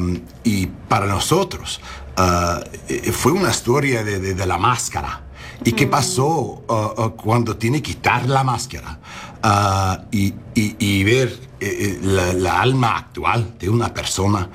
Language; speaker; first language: Spanish; non-native, learner; English